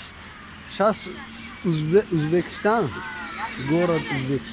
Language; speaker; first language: Russian; non-native, local second language; Tajik